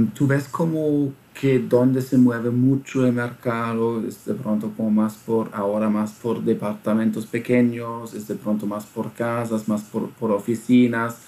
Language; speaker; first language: Spanish; non-native, fluent; German